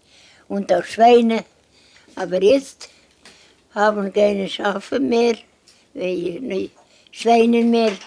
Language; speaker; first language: German; non-native, learner; Estonian